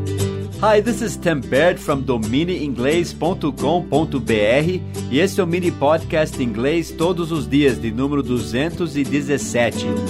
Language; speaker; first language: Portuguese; non-native, fluent; English